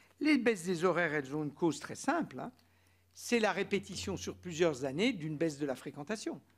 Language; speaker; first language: French; native; French